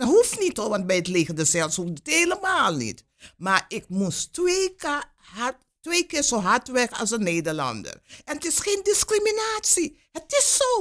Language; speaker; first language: Dutch; non-native, local second language; Papiamento